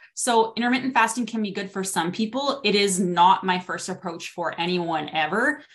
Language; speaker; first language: English; native; English